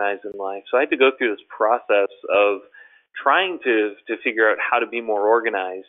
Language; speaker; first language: English; native; English